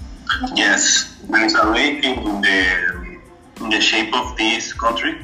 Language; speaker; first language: English; non-native, learner; Spanish